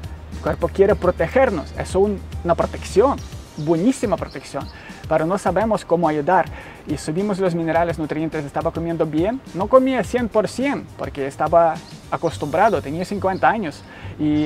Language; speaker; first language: Spanish; non-native, learner; Ukrainian